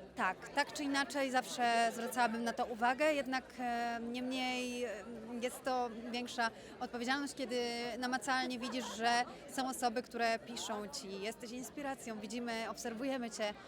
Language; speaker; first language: Polish; native; Polish